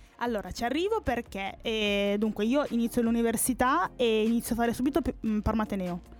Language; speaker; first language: Italian; early bilingual, other home language; Spanish